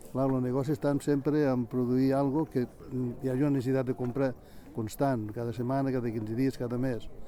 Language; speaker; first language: Catalan; native; Catalan